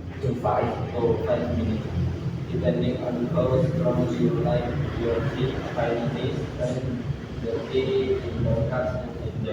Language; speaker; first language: English; non-native, learner; Indonesian